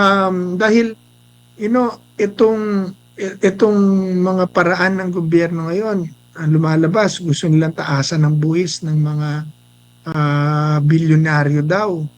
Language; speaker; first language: Filipino; native; Filipino